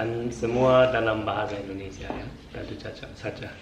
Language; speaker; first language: Indonesian; non-native, fluent; German